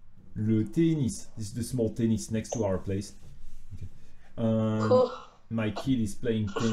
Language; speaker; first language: English; non-native, fluent; French